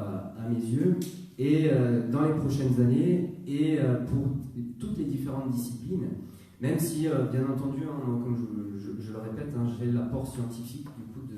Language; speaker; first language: French; native; French